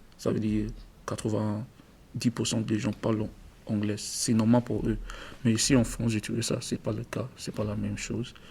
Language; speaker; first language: French; non-native, learner; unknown